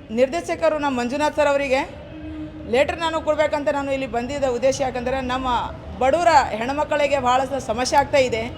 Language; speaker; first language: Kannada; non-native, local second language; Lambadi